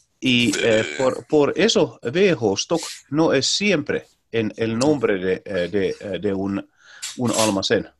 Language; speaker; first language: Spanish; non-native, learner; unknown